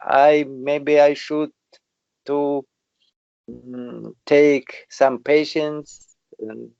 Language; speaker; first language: English; non-native, learner; Russian